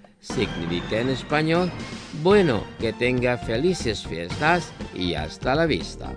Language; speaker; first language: Spanish; non-native, fluent; Indonesian